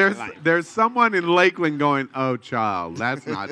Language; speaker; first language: English; native; English